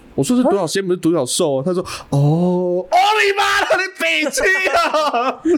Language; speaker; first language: Chinese; native; Chinese